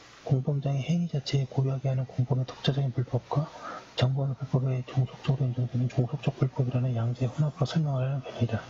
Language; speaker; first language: Korean; native; Korean